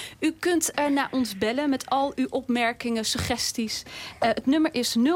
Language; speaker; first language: Dutch; early bilingual, other home language; Turkish